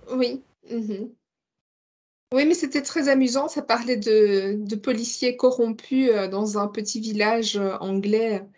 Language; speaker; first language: French; non-native, learner; English